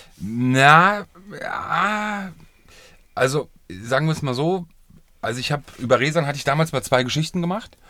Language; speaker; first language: German; native; German